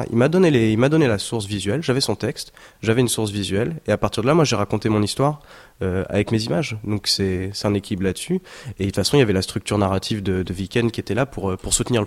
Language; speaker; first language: French; native; French